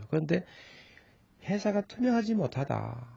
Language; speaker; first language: Korean; native; Korean